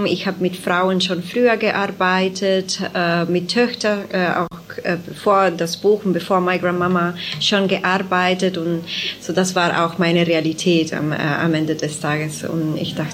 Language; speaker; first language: German; non-native, fluent; Italian